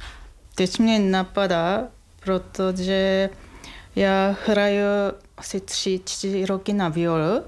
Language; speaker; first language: Czech; non-native, fluent; Japanese